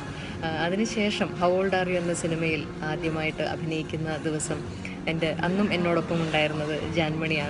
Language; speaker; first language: Malayalam; native; Malayalam